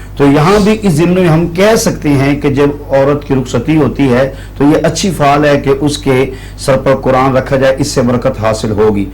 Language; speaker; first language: Urdu; non-native, local second language; Punjabi